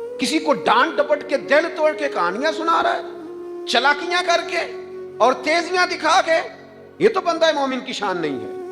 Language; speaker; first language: Urdu; non-native, local second language; Punjabi